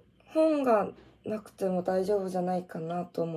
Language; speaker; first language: Japanese; non-native, fluent; Korean